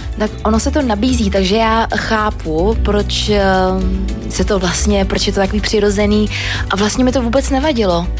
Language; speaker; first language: Czech; early bilingual, other home language; Vietnamese